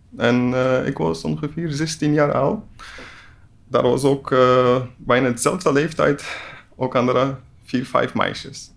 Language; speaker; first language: Dutch; non-native, learner; Persian